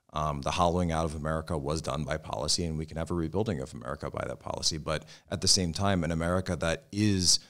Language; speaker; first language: English; native; English